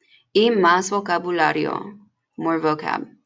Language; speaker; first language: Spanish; non-native, fluent; English